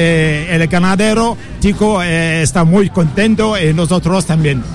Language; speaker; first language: Spanish; non-native, learner; French